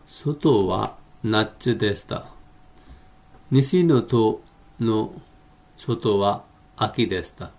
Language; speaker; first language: Japanese; non-native, fluent; Hindi